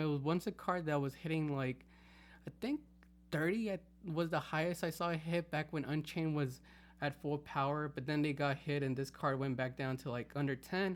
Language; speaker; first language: English; native; English